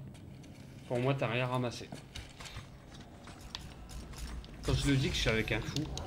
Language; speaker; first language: French; native; French